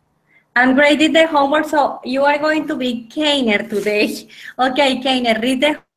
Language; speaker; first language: English; non-native, fluent; Spanish